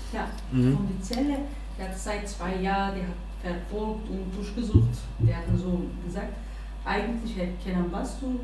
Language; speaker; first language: German; non-native, learner; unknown